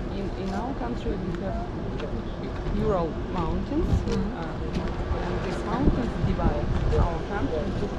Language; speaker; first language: English; non-native, learner; Russian